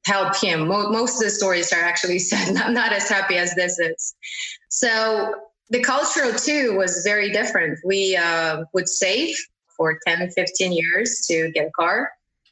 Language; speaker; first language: English; non-native, fluent; Uzbek